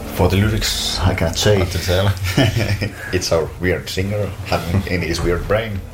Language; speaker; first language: English; non-native, fluent; Finnish